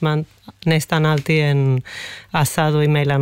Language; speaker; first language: Swedish; non-native, fluent; Spanish